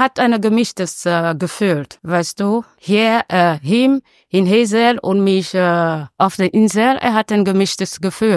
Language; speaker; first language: German; non-native, learner; French